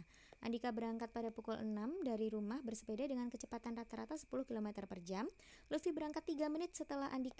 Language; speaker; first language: Indonesian; native; Indonesian